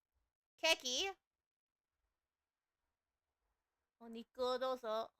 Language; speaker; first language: Japanese; non-native, learner; English